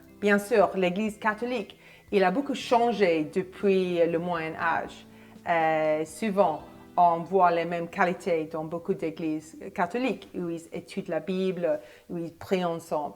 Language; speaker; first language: French; non-native, fluent; English